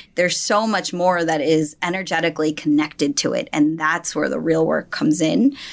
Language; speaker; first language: English; native; English